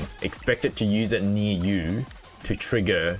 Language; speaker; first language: English; native; English